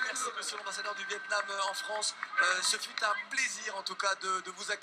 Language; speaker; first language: French; native; French